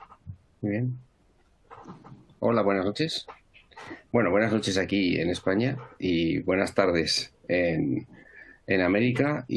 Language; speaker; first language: Spanish; native; Spanish